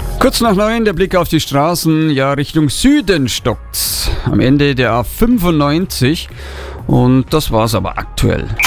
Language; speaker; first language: German; native; German